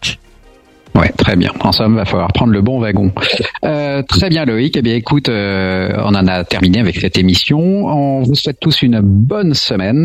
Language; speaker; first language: French; native; French